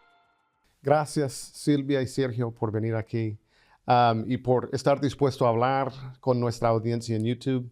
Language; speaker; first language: Spanish; non-native, fluent; English